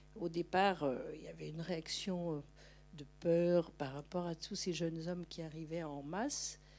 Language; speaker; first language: French; native; French